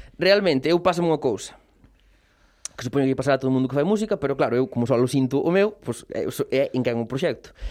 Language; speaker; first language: Galician; non-native, local second language; Spanish